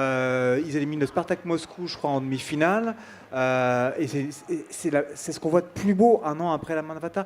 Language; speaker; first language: French; native; French